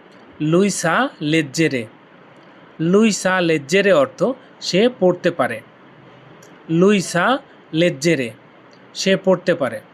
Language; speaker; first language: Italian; non-native, fluent; Bangla